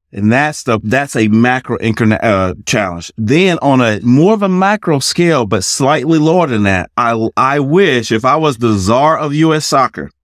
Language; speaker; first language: English; native; English